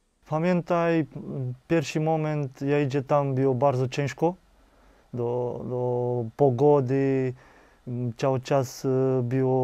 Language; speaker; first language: Polish; non-native, learner; Romanian